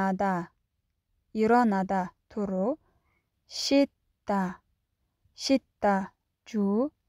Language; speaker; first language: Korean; non-native, fluent; Kyrgyz